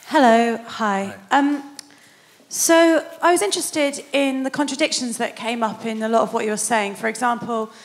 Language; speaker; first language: English; native; English